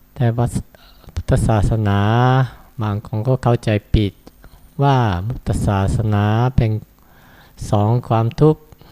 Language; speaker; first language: Thai; non-native, fluent; Japanese